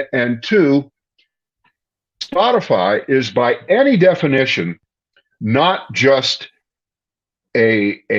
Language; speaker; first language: English; native; English